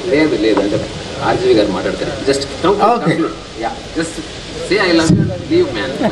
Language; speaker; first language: Telugu; native; Telugu